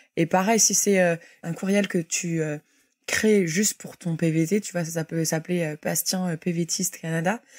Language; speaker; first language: French; native; French